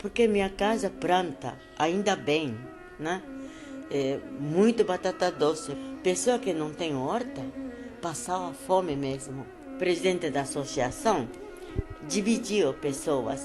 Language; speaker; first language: Portuguese; non-native, learner; Japanese